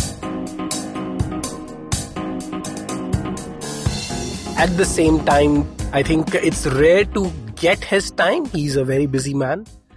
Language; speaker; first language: English; non-native, local second language; Hindi